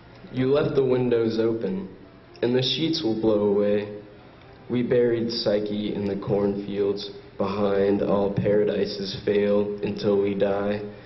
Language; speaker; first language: English; native; English